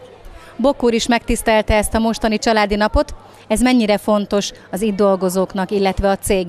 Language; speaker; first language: Hungarian; native; Hungarian